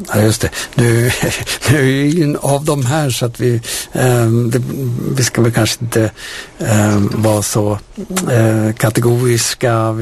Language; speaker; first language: Swedish; native; Swedish